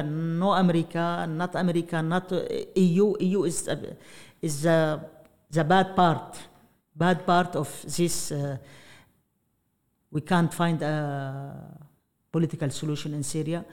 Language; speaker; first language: English; non-native, learner; Arabic